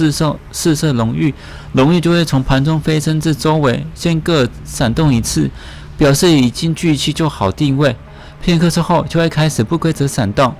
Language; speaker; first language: Chinese; native; Chinese